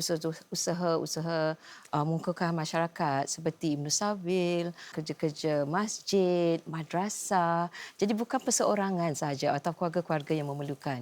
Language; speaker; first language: Malay; native; Malay